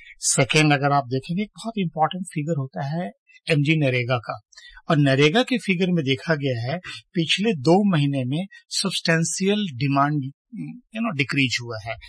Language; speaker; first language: Hindi; native; Hindi